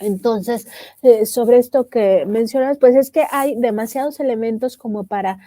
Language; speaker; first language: Spanish; native; Spanish